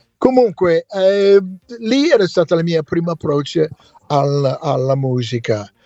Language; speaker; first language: Italian; non-native, fluent; English